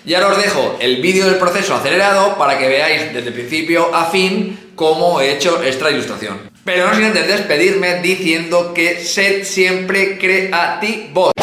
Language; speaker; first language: Spanish; native; Spanish